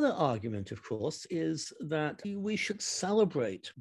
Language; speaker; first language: English; native; English